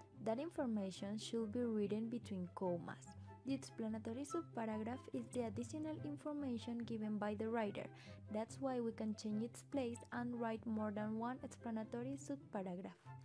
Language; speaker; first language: English; non-native, learner; Spanish